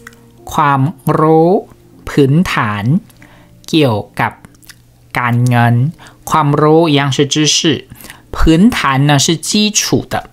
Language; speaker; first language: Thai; non-native, fluent; Chinese